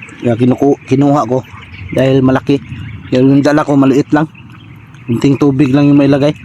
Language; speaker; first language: Filipino; non-native, local second language; Cebuano